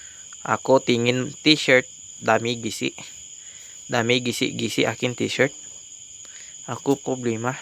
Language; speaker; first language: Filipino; non-native, local second language; Cebuano